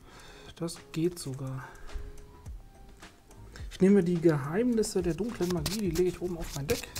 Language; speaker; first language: German; native; German